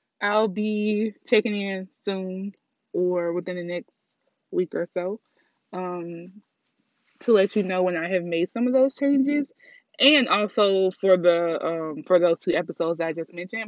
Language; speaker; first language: English; native; English